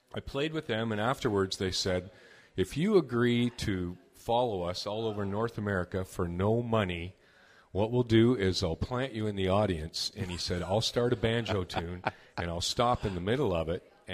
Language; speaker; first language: English; native; English